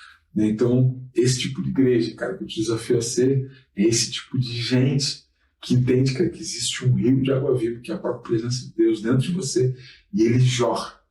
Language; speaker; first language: Portuguese; native; Portuguese